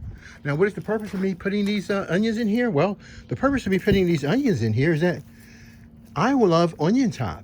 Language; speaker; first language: English; native; English